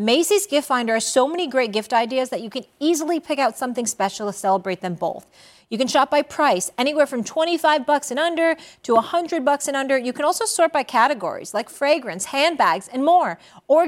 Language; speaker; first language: English; native; English